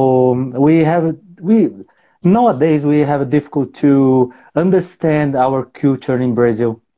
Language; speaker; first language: English; non-native, learner; Portuguese